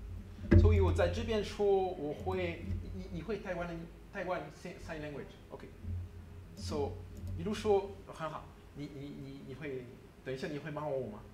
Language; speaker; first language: Chinese; non-native, learner; French